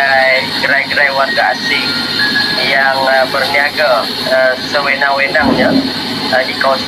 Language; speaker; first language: Malay; native; Malay